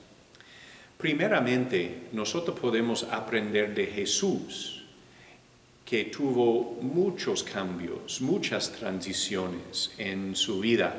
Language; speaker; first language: Spanish; non-native, fluent; English